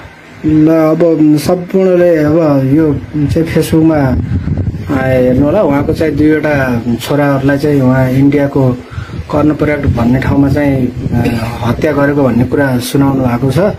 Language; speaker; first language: Nepali; native; Nepali